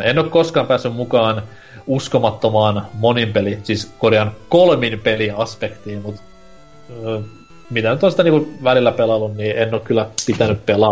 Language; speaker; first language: Finnish; native; Finnish